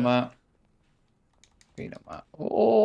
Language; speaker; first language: Welsh; non-native, local second language; English